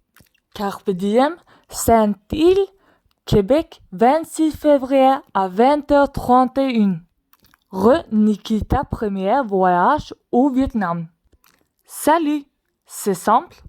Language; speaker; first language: French; non-native, learner; Swedish